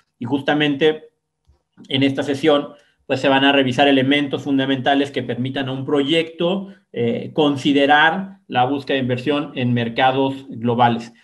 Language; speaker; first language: Spanish; native; Spanish